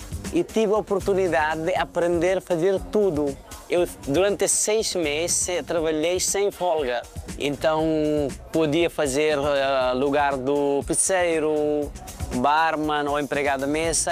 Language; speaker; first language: Portuguese; non-native, fluent; Nepali